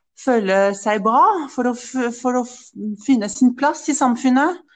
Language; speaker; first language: Norwegian; non-native, fluent; French